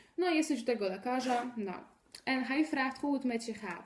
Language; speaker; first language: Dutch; non-native, fluent; Polish